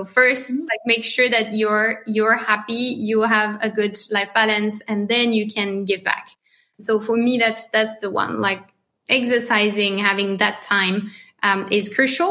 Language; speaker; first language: English; non-native, fluent; French